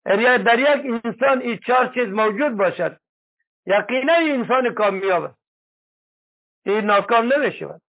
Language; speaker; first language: Persian; native; Persian